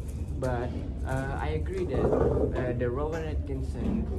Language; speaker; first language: English; non-native, local second language; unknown